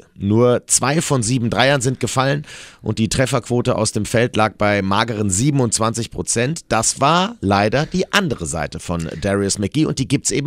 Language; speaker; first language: German; native; German